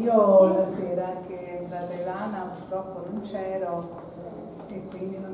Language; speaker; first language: Italian; native; Italian